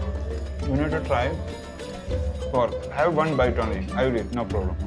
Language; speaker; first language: English; non-native, local second language; Malayalam